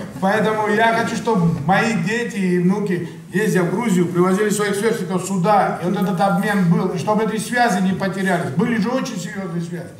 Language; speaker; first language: Russian; non-native, local second language; Georgian